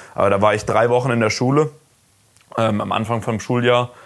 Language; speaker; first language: German; native; German